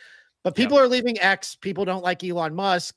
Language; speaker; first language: English; native; English